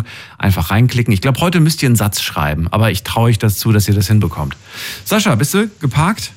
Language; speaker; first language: German; native; German